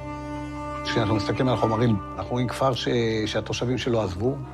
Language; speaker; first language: Hebrew; native; Hebrew